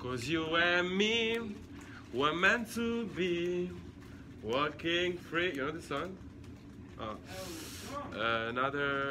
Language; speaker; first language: English; non-native, learner; Italian